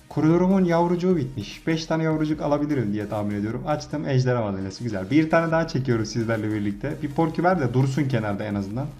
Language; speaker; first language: Turkish; native; Turkish